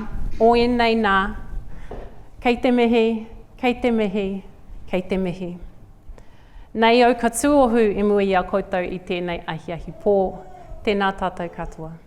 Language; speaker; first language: Māori; non-native, local second language; English